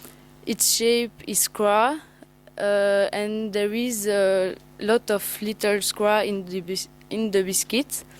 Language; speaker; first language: English; non-native, learner; French